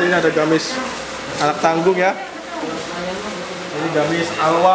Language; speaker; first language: Indonesian; native; Indonesian